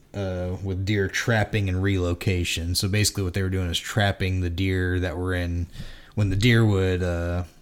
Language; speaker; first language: English; native; English